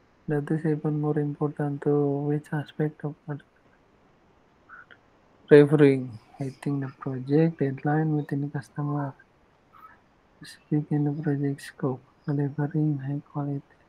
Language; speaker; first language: English; non-native, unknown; Indonesian